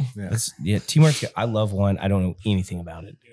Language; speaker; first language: English; native; English